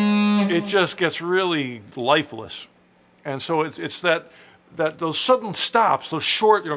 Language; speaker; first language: English; native; English